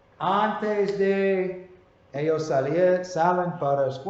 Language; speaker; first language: Spanish; non-native, learner; English